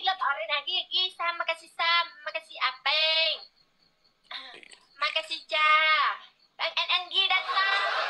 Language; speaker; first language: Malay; non-native, learner; Vietnamese